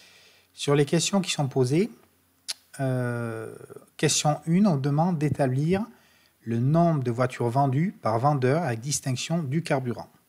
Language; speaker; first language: French; native; French